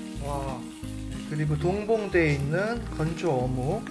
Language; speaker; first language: Korean; native; Korean